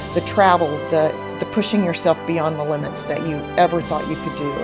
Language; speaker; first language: English; native; English